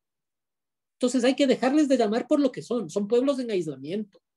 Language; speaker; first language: Spanish; native; Spanish